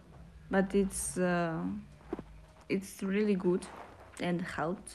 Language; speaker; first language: English; non-native, learner; Russian